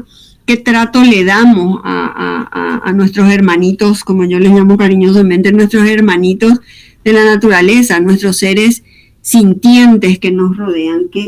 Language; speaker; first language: Spanish; native; Spanish